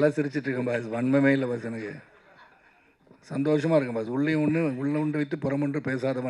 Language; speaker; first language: Tamil; native; Tamil